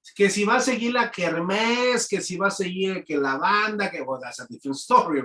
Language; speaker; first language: Spanish; native; Spanish